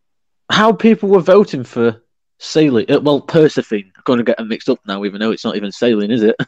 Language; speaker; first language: English; native; English